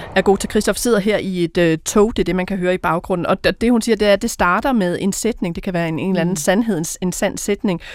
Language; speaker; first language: Danish; native; Danish